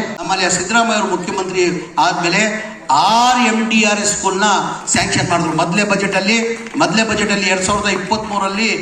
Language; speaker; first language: Kannada; non-native, local second language; Urdu